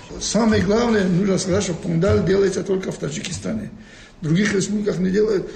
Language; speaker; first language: Russian; non-native, local second language; Tajik